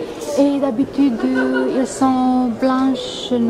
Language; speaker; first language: French; non-native, learner; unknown